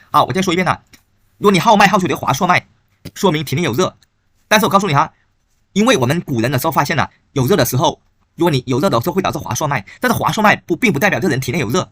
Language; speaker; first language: Chinese; native; Chinese